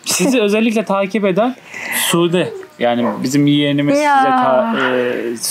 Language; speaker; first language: Turkish; native; Turkish